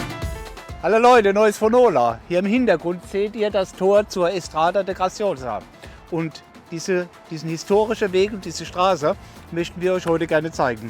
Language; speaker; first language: German; native; German